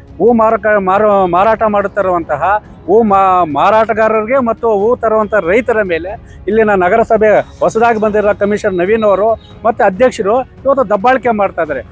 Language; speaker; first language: Kannada; native; Kannada